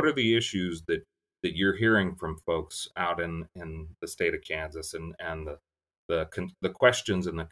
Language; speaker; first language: English; native; English